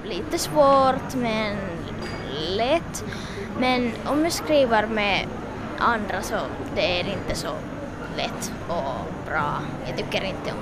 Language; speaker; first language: Swedish; non-native, local second language; Finnish